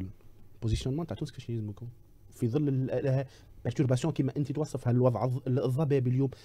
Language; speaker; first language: Arabic; native; Arabic